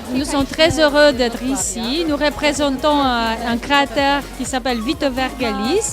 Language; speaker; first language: French; non-native, fluent; Polish